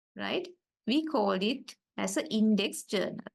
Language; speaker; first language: English; non-native, local second language; Sinhala